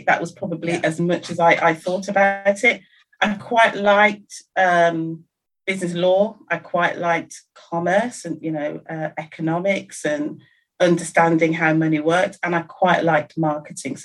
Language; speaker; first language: English; native; English